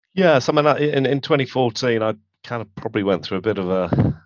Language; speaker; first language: English; native; English